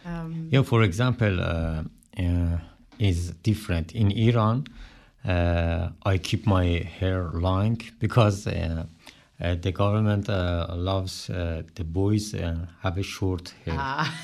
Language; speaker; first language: English; non-native, learner; Persian